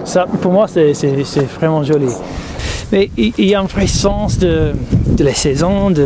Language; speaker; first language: French; non-native, fluent; English